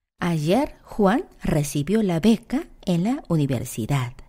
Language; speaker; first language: Spanish; non-native, fluent; Korean